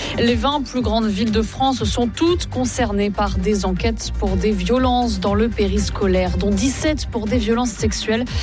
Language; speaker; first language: French; native; French